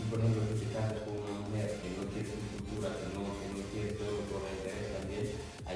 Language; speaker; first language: Spanish; non-native, learner; Fula